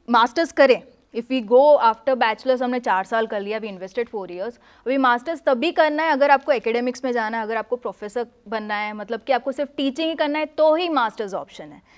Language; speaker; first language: Hindi; non-native, local second language; Gujarati